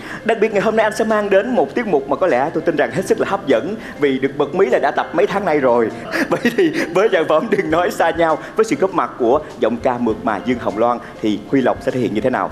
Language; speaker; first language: Vietnamese; native; Vietnamese